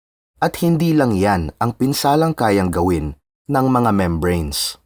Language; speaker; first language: Filipino; native; Filipino